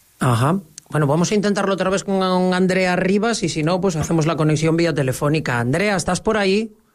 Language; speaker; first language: Spanish; native; Spanish